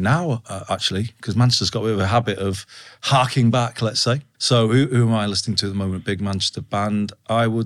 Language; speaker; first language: English; native; English